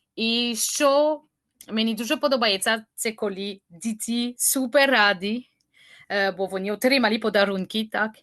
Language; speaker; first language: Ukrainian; non-native, learner; French